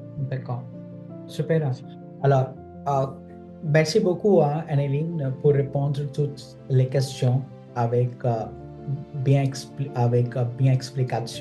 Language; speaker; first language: French; non-native, fluent; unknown